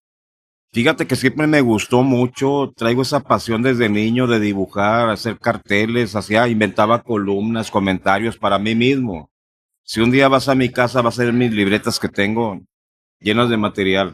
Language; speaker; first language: Spanish; native; Spanish